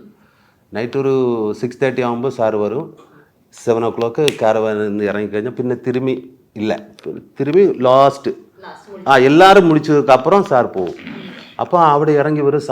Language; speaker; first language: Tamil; non-native, learner; Malayalam